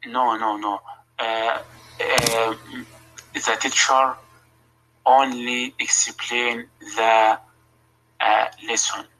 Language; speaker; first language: English; non-native, learner; Arabic